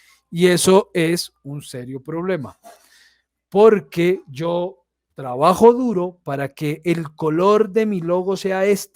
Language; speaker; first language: Spanish; native; Spanish